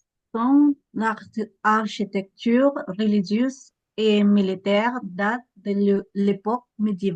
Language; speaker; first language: French; non-native, learner; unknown